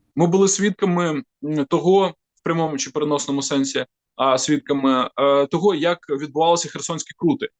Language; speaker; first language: Ukrainian; native; Ukrainian